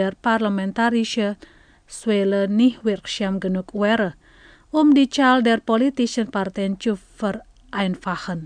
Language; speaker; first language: German; non-native, fluent; Indonesian